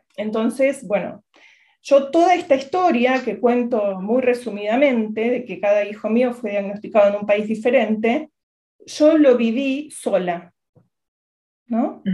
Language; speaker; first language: Spanish; native; Spanish